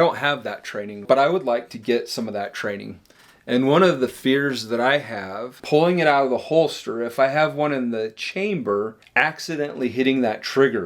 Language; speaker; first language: English; native; English